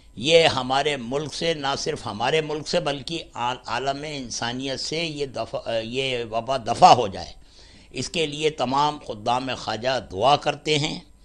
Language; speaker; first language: Hindi; native; Hindi